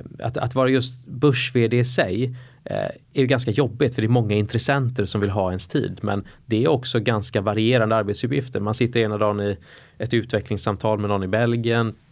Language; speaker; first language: Swedish; native; Swedish